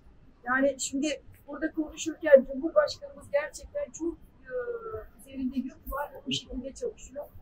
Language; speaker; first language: Turkish; native; Turkish